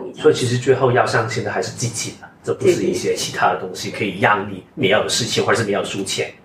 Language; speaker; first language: Chinese; non-native, local second language; Cantonese